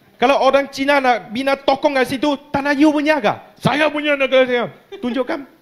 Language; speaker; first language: Malay; non-native, local second language; Chinese